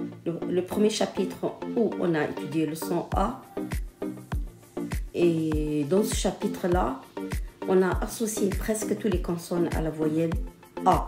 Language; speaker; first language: French; non-native, local second language; Arabic